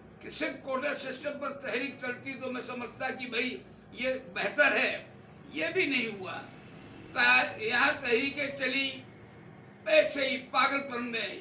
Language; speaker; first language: Urdu; native; Urdu